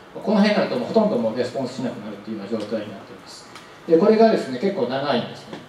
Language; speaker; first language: Japanese; native; Japanese